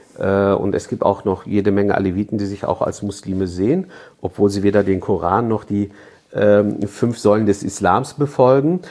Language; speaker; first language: German; early bilingual, other home language; Turkish